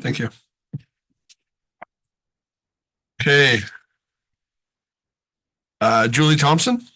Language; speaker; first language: English; native; English